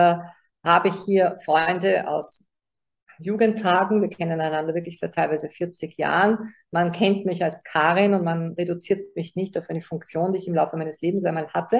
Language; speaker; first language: German; native; German